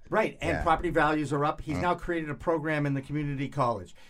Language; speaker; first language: English; native; English